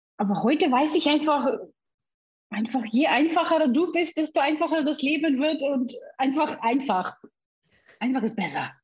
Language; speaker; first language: German; non-native, fluent; Russian